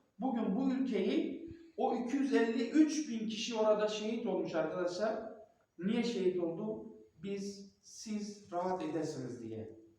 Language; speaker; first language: Turkish; non-native, local second language; Kurdish